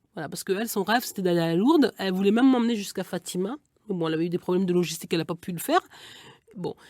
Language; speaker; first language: French; early bilingual, other home language; Igbo